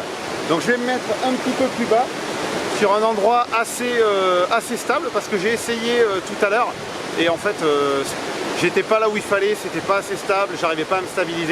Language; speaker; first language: French; native; French